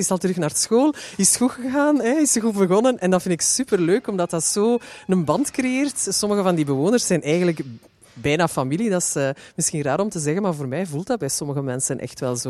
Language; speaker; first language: Dutch; native; Dutch